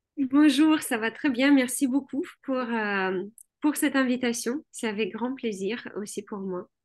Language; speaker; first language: French; early bilingual, other home language; Russian